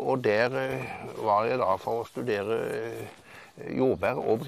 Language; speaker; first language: Norwegian; native; Norwegian